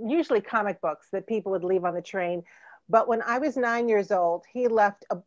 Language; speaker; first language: English; native; English